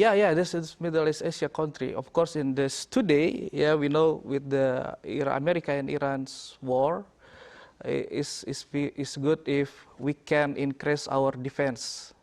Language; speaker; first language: English; non-native, learner; Indonesian